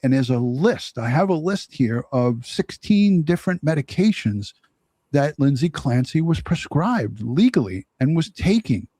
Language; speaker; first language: English; native; English